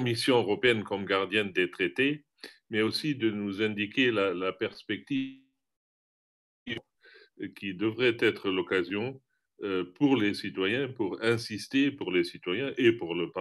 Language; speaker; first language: French; non-native, fluent; German